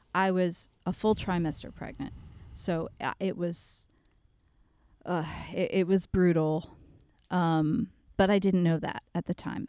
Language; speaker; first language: English; native; English